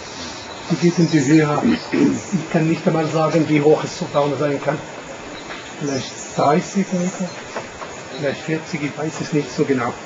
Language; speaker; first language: German; non-native, fluent; Arabic